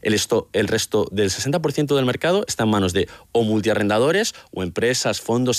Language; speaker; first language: Spanish; native; Spanish